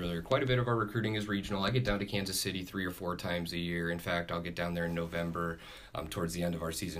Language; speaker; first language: English; native; English